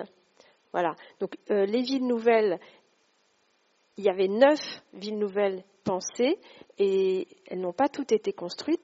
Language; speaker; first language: French; native; French